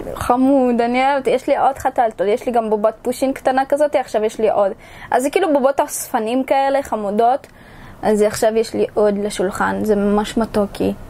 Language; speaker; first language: Hebrew; early bilingual, other home language; Russian